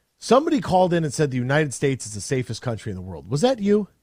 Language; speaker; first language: English; native; English